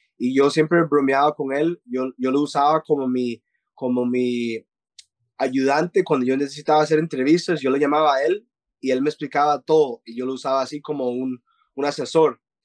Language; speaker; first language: Spanish; early bilingual, heritage; Spanish